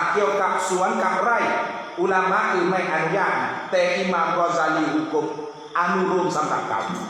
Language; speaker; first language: Thai; non-native, local second language; Pattani Malay